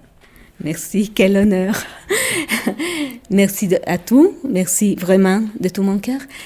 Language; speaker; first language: French; non-native, local second language; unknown